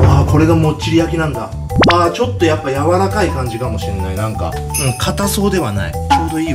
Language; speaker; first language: Japanese; native; Japanese